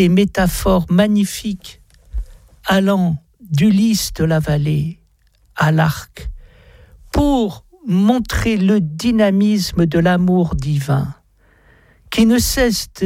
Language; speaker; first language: French; native; French